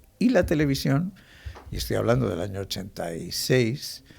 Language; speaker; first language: Spanish; native; Spanish